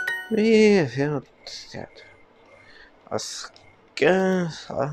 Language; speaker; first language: French; non-native, learner; English